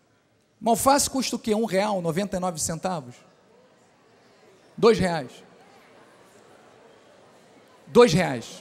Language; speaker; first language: Portuguese; native; Portuguese